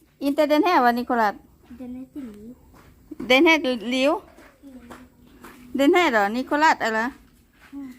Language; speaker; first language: Swedish; non-native, learner; Thai